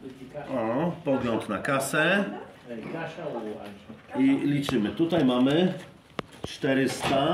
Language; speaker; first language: Polish; native; Polish